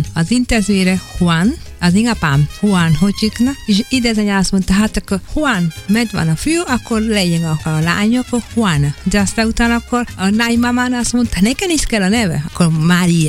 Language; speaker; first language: Hungarian; non-native, learner; Spanish